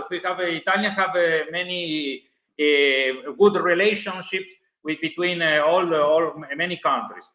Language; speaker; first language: English; non-native, learner; Italian